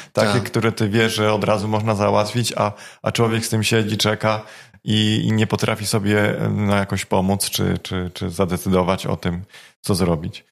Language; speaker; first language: Polish; native; Polish